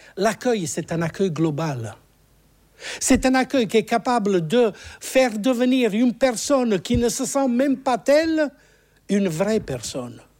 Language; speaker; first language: French; non-native, fluent; Italian